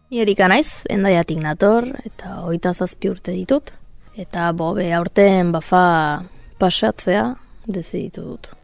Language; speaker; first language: Basque; non-native, local second language; Spanish